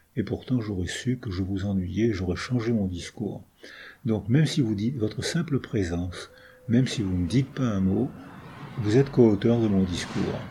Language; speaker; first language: French; native; French